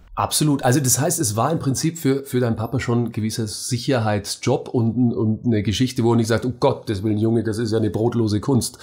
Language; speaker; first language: German; native; German